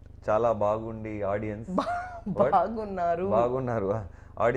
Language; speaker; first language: Telugu; non-native, learner; Tamil